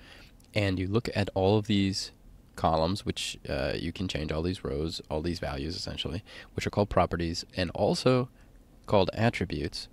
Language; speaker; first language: English; native; English